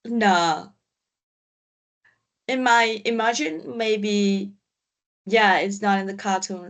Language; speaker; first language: English; non-native, learner; Vietnamese